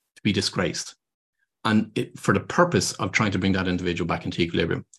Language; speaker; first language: English; native; English